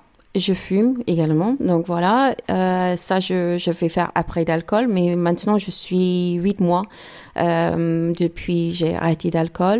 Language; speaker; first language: French; non-native, learner; English